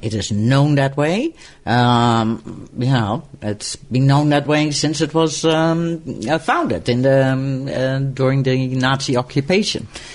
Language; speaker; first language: English; non-native, fluent; Dutch